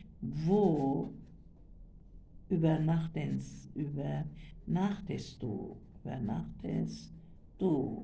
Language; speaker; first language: German; non-native, fluent; Turkish